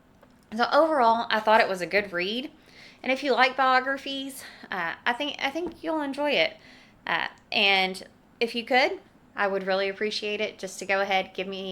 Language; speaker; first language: English; native; English